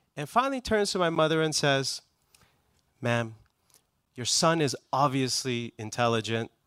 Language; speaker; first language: English; non-native, fluent; Persian